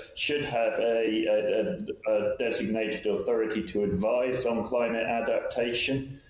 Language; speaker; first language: English; native; English